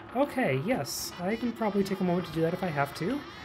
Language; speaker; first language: English; native; English